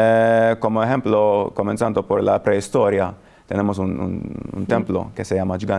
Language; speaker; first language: Spanish; non-native, fluent; Maltese